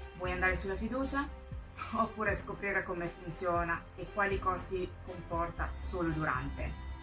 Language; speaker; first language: Italian; non-native, fluent; French